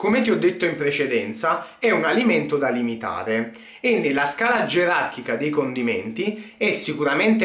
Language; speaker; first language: Italian; native; Italian